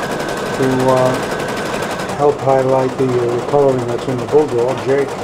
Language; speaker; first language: English; native; English